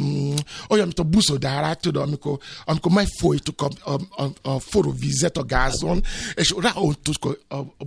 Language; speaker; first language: Hungarian; non-native, learner; Yoruba